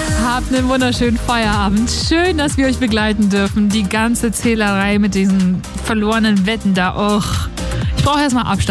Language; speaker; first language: German; native; German